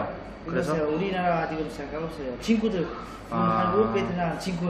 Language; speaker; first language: Korean; non-native, learner; Vietnamese